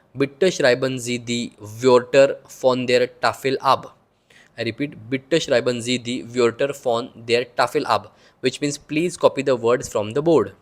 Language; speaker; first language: German; non-native, learner; Hindi